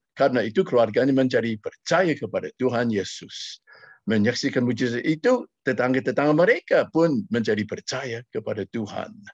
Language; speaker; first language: Malay; non-native, fluent; English